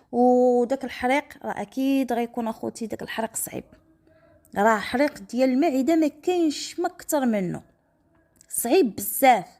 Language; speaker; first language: Arabic; native; Arabic